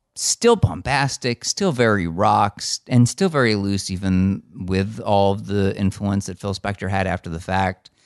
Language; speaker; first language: English; native; English